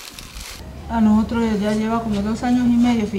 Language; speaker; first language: Spanish; native; Spanish